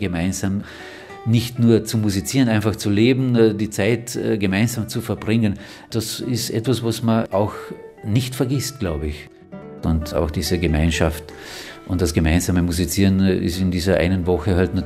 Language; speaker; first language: German; native; German